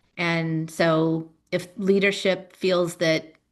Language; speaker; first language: English; native; English